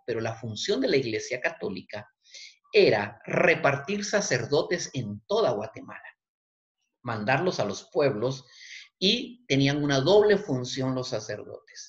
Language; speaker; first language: Spanish; native; Spanish